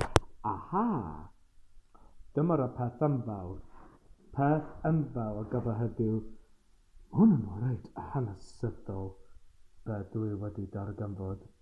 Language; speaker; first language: Welsh; non-native, learner; English